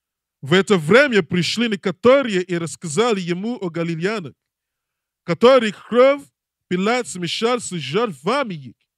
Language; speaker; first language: Russian; non-native, learner; English